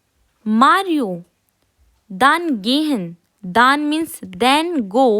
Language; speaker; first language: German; non-native, fluent; Hindi